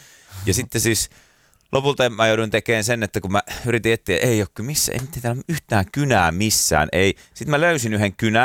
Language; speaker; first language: Finnish; native; Finnish